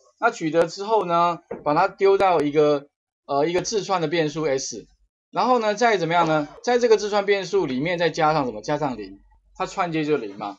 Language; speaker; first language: Chinese; native; Chinese